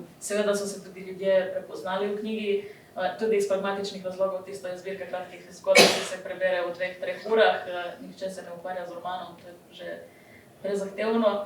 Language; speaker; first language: Slovenian; early bilingual, other home language; Bosnian